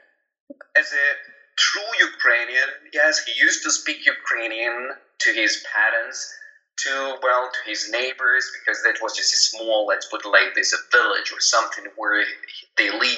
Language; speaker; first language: English; non-native, fluent; Ukrainian